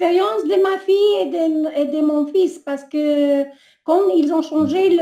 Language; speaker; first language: French; non-native, learner; Albanian